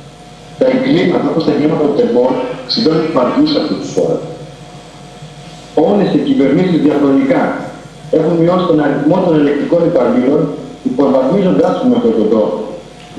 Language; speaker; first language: Greek; native; Greek